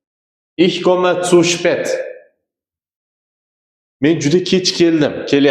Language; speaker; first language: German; non-native, learner; Uzbek